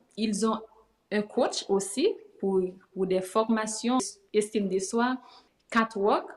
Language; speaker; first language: French; native; French